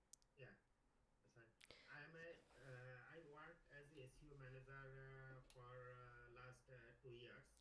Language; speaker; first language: English; non-native, learner; Bangla